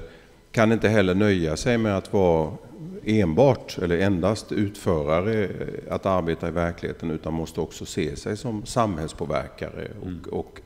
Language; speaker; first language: Swedish; native; Swedish